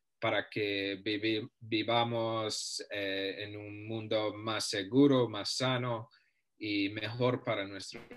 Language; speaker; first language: Spanish; non-native, fluent; English